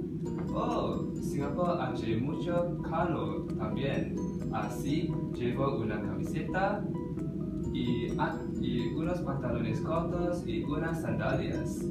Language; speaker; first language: Spanish; non-native, learner; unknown